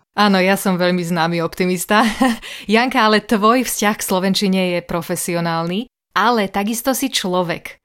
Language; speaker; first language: Slovak; native; Slovak